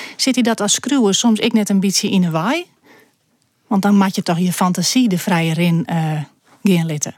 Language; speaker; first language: Dutch; native; Dutch